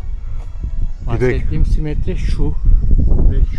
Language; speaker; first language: Turkish; native; Turkish